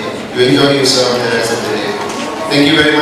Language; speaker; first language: English; non-native, fluent; Indonesian